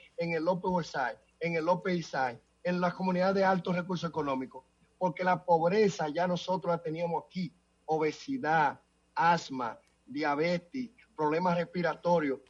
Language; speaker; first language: Spanish; native; Spanish